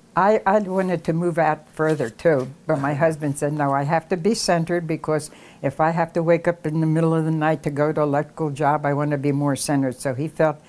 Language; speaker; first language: English; native; English